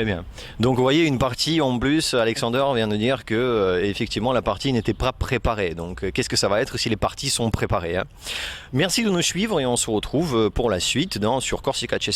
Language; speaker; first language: French; native; French